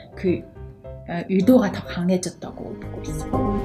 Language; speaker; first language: Korean; early bilingual, other home language; Mongolian